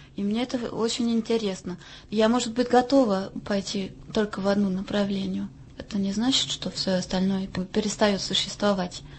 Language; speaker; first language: Russian; non-native, fluent; French